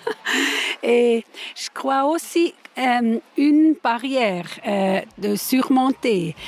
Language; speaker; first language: French; non-native, learner; Swiss German